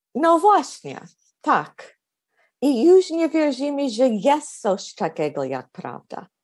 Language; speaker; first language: Polish; non-native, fluent; English